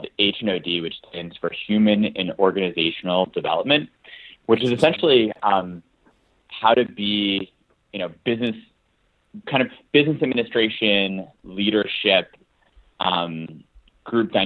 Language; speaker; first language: English; native; English